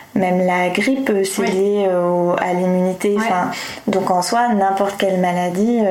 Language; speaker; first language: French; native; French